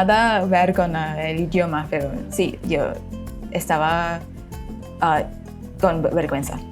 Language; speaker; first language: Spanish; non-native, fluent; Thai